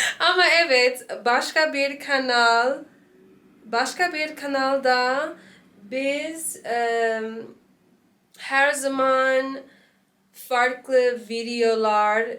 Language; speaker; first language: Turkish; non-native, learner; English